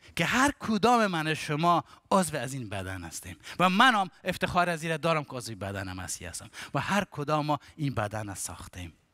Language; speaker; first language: Persian; native; Persian